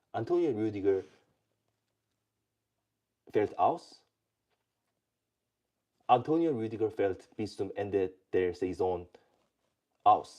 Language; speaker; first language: German; non-native, learner; English